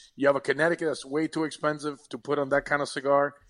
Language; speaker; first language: English; early bilingual, other home language; Spanish